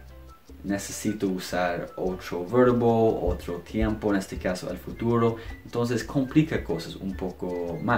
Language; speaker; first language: Spanish; non-native, fluent; English